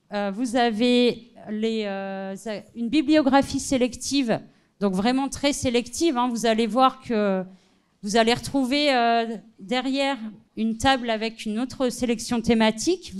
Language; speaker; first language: French; native; French